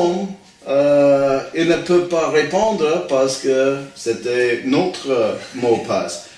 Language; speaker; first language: French; non-native, learner; English